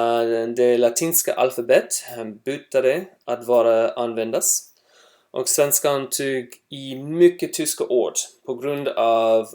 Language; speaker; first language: Swedish; non-native, learner; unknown